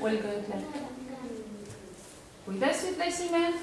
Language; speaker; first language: Estonian; non-native, local second language; Russian